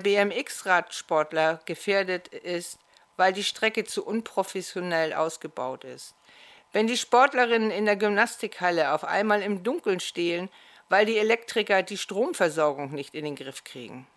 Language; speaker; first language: German; native; German